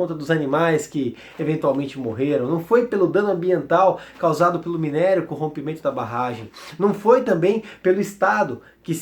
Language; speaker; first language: Portuguese; native; Portuguese